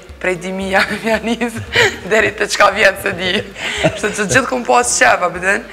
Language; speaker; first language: Albanian; early bilingual, heritage; Albanian